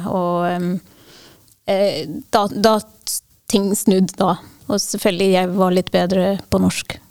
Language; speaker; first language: Norwegian; non-native, fluent; English